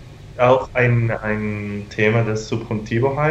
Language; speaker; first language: German; non-native, fluent; Spanish